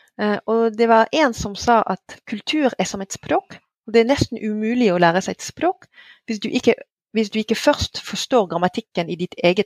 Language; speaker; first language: Norwegian; non-native, fluent; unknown